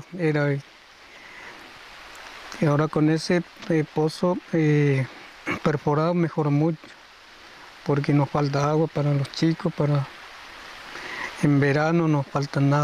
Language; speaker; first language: Spanish; non-native, local second language; Guarani